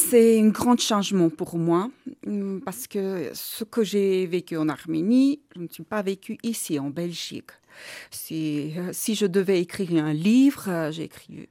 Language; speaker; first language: French; non-native, learner; Armenian